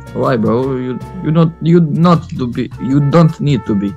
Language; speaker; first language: English; non-native, learner; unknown